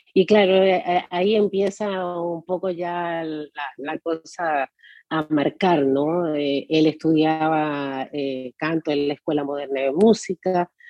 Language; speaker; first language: Spanish; native; Spanish